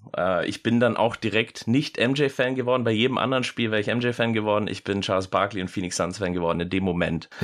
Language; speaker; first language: German; early bilingual, other home language; English